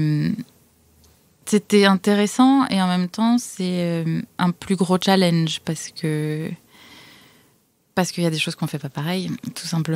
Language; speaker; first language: French; native; French